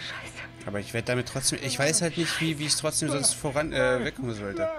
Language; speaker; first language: German; native; German